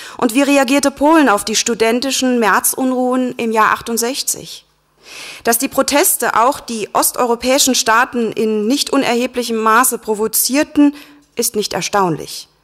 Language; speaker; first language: German; native; German